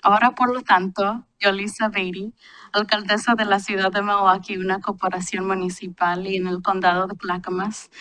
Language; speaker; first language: Spanish; early bilingual, heritage; Spanish